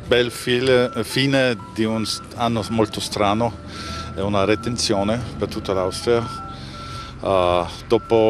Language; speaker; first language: Italian; non-native, fluent; German